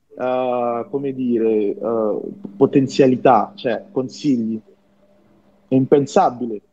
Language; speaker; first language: Italian; non-native, fluent; French